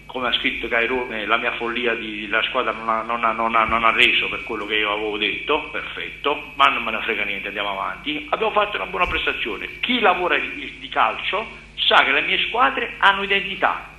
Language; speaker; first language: Italian; native; Italian